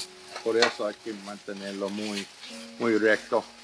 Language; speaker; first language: Spanish; non-native, fluent; English